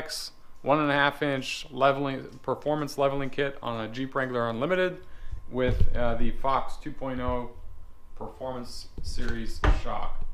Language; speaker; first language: English; native; English